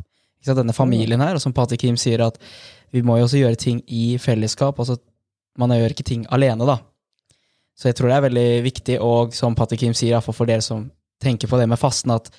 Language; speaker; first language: Norwegian; native; Norwegian